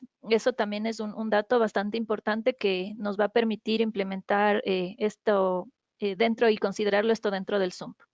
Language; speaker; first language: Spanish; native; Spanish